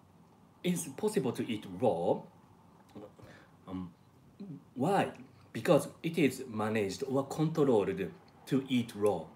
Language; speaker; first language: English; non-native, learner; Japanese